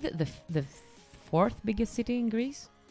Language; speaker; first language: English; non-native, fluent; Greek